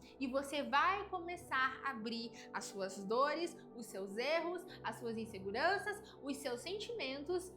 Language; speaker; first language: Portuguese; native; Portuguese